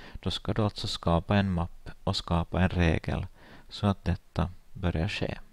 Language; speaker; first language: Swedish; native; Swedish